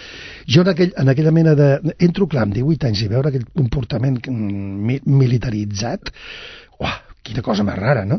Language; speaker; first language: Catalan; non-native, local second language; Spanish